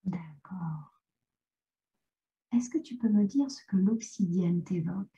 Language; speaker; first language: French; native; French